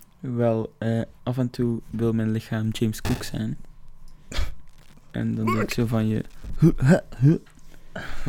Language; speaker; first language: Dutch; native; Dutch